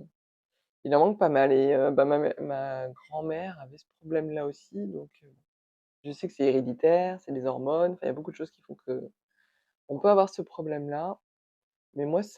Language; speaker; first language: French; native; French